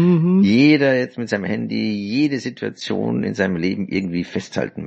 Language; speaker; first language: German; native; German